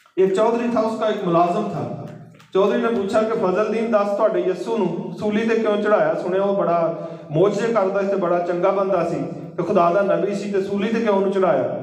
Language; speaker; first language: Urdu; non-native, local second language; Punjabi